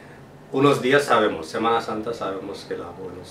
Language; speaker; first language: Spanish; non-native, fluent; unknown